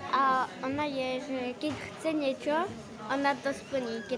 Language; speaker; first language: Slovak; early bilingual, heritage; Slovak